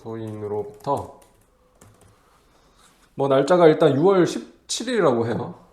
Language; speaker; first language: Korean; native; Korean